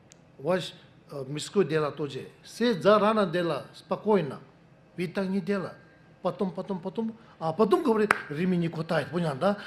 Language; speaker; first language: Russian; non-native, learner; Tibetan